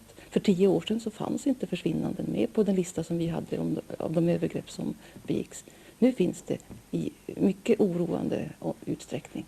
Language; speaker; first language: Swedish; native; Swedish